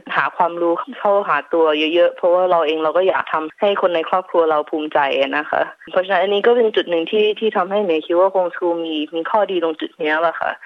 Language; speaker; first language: Thai; native; Thai